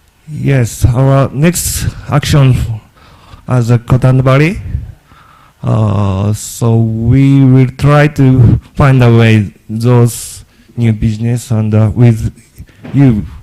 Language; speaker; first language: English; non-native, learner; Japanese